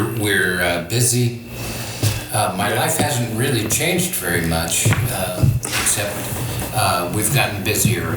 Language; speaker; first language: English; native; English